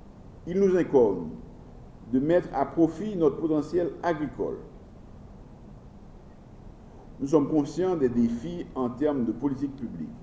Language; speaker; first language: French; non-native, local second language; Haitian Creole